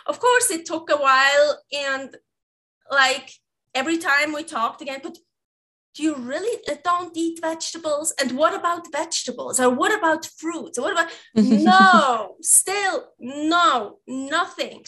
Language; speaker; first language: English; non-native, fluent; Swiss German